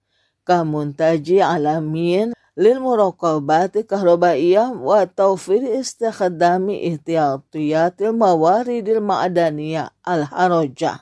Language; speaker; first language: Arabic; non-native, fluent; Indonesian